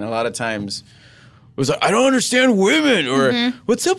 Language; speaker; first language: English; non-native, fluent; Spanish